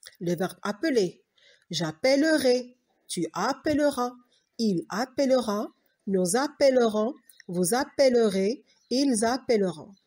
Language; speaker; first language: French; non-native, local second language; Arabic